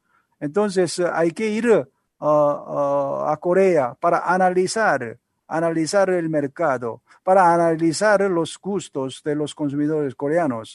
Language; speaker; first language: Spanish; non-native, learner; Korean